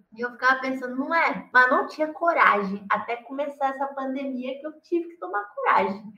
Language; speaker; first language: Portuguese; native; Portuguese